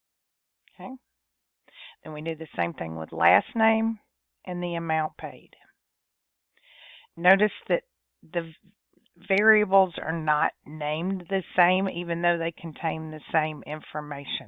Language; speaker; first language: English; native; English